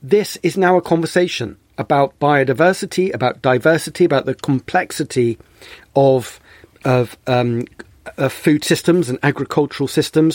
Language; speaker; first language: English; native; English